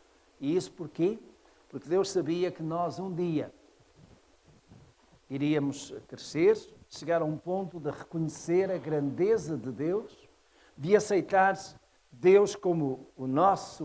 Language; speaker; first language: Portuguese; native; Portuguese